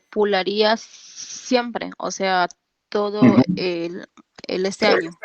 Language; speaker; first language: Spanish; native; Spanish